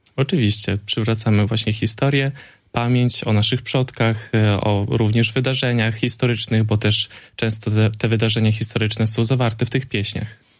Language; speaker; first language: Polish; native; Polish